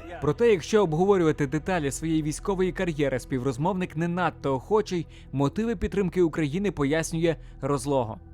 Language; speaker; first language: Ukrainian; native; Ukrainian